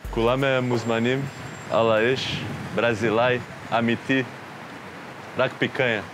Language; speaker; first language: Hebrew; non-native, learner; Portuguese